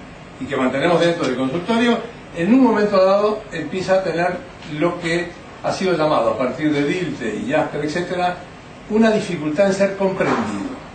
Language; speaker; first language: Spanish; native; Spanish